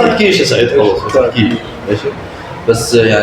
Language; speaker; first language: Arabic; native; Arabic